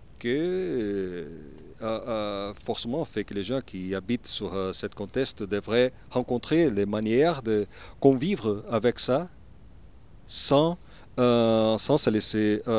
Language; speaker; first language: French; non-native, learner; Portuguese